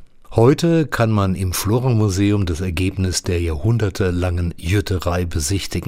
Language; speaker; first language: German; native; German